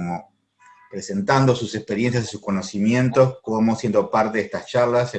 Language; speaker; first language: Spanish; native; Spanish